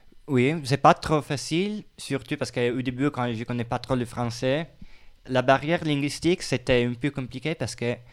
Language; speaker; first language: French; non-native, fluent; Italian